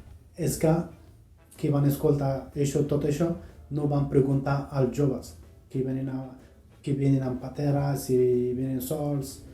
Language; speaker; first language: Catalan; non-native, learner; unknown